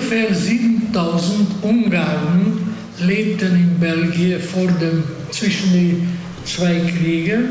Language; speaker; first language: German; non-native, fluent; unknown